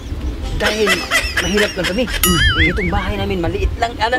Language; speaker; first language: Filipino; non-native, local second language; Cebuano